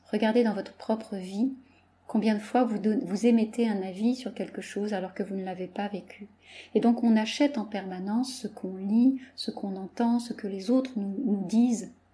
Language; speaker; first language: French; native; French